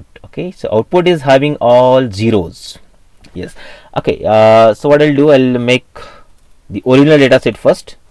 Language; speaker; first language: English; non-native, local second language; Marathi